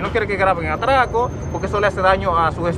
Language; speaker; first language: Spanish; native; Spanish